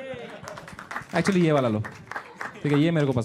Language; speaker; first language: Hindi; native; Hindi